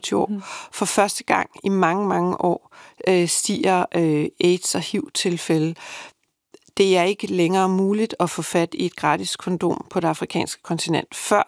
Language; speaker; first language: Danish; native; Danish